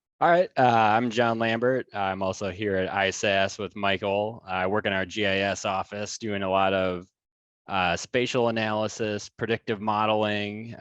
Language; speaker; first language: English; native; English